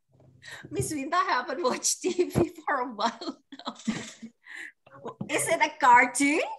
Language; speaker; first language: English; non-native, fluent; Indonesian